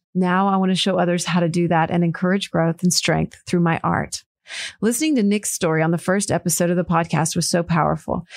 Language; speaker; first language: English; early bilingual, other home language; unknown